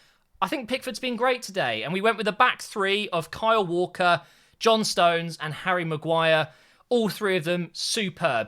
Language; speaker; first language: English; native; English